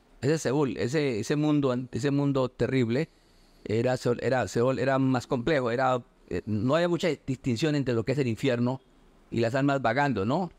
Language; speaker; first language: Spanish; native; Spanish